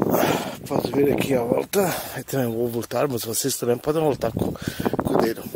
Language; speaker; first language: Portuguese; non-native, fluent; German